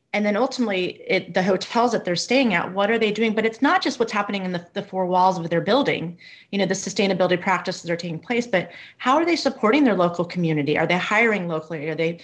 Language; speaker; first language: English; native; English